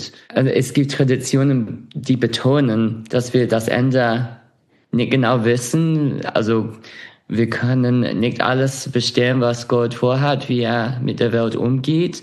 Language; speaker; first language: German; non-native, fluent; English